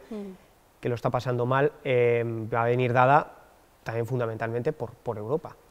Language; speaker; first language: Spanish; native; Spanish